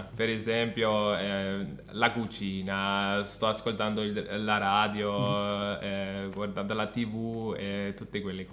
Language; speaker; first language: Italian; non-native, fluent; German